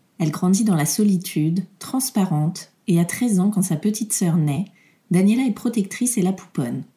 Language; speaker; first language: French; native; French